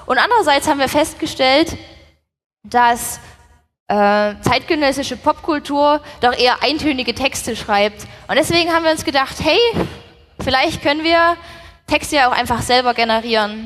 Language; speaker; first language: German; native; German